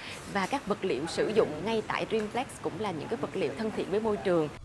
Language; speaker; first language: Vietnamese; native; Vietnamese